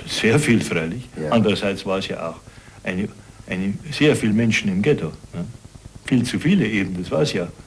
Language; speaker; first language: German; native; German